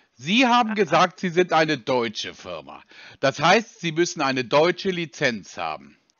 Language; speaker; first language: German; native; German